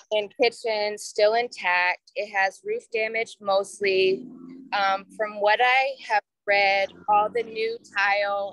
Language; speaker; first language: English; native; English